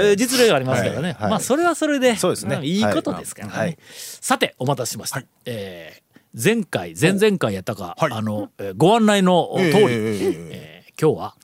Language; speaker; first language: Japanese; native; Japanese